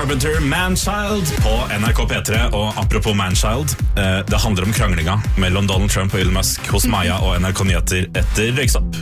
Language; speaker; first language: Norwegian; native; Norwegian